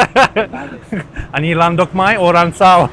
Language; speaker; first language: Thai; non-native, learner; Russian